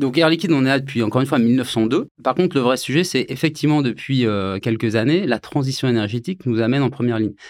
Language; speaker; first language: French; native; French